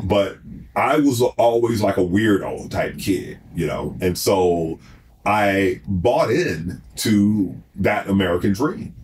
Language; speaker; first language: English; native; English